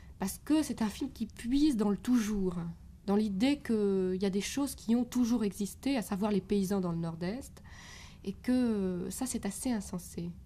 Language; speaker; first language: French; native; French